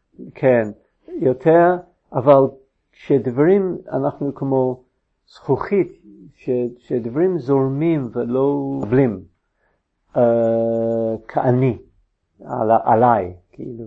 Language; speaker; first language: Hebrew; non-native, fluent; English